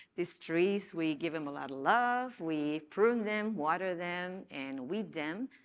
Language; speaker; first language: English; non-native, fluent; Spanish